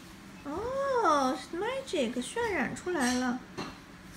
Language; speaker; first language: Chinese; native; Chinese